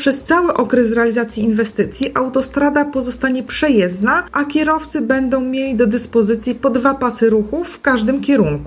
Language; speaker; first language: Polish; native; Polish